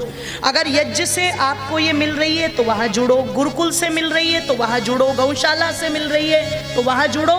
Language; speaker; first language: Hindi; native; Hindi